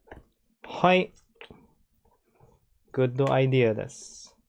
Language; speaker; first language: Japanese; non-native, learner; English